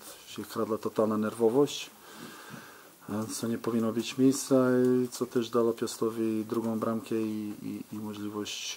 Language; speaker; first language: Polish; non-native, fluent; Serbian